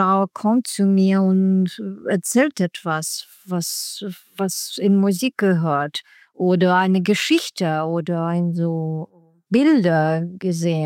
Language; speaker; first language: German; non-native, learner; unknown